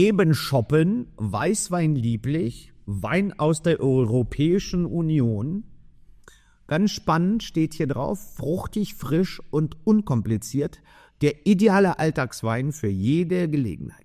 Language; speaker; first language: German; native; German